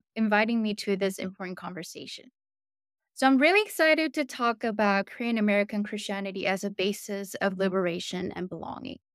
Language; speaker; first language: English; early bilingual, other home language; Korean